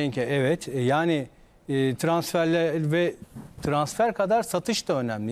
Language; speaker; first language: Turkish; native; Turkish